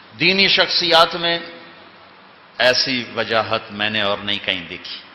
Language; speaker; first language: Urdu; non-native, local second language; Punjabi